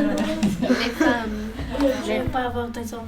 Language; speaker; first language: French; early bilingual, other home language; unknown